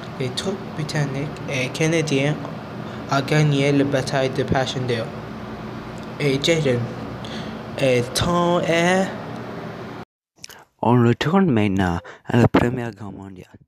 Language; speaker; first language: French; non-native, learner; English